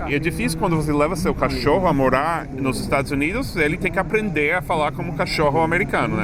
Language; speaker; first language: Portuguese; non-native, fluent; English